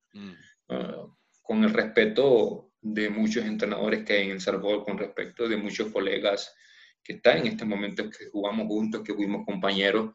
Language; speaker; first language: Spanish; native; Spanish